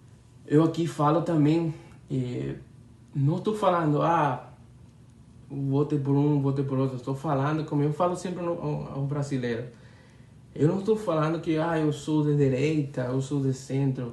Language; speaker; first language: Portuguese; non-native, learner; Spanish